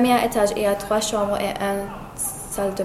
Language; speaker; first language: French; non-native, learner; English